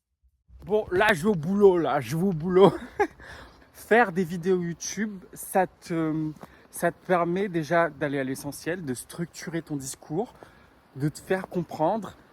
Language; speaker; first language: French; native; French